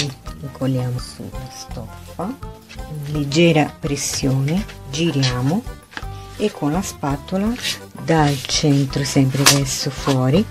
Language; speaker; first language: Italian; non-native, fluent; Portuguese